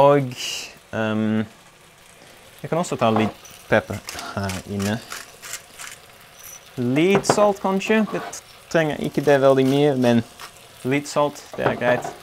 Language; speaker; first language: Norwegian; non-native, learner; Dutch